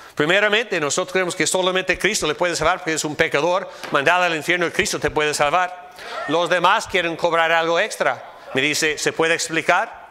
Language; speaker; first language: Spanish; non-native, fluent; English